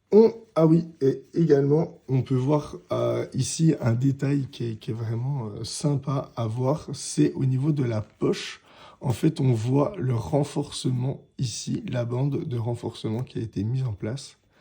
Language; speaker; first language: French; native; French